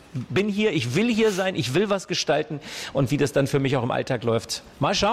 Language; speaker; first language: German; native; German